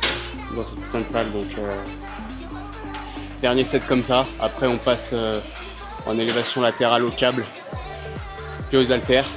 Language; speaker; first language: French; native; French